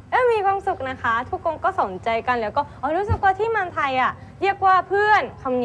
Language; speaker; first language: Thai; non-native, fluent; Japanese